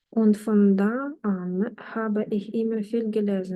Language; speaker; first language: German; non-native, fluent; Ukrainian